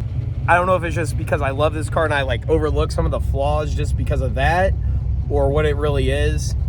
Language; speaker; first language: English; native; English